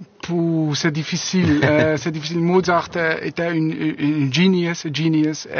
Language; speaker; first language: French; non-native, learner; Dutch